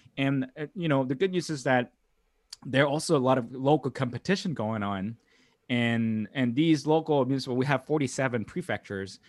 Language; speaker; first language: English; non-native, fluent; Korean